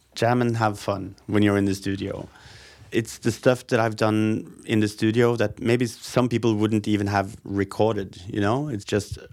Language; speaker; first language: English; non-native, fluent; Norwegian